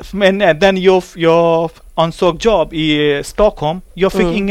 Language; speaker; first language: Swedish; non-native, learner; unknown